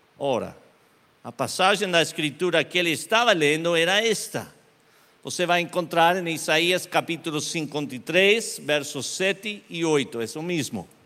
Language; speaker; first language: Portuguese; non-native, learner; Spanish